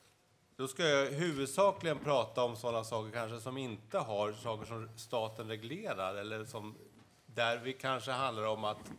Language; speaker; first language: Swedish; native; Swedish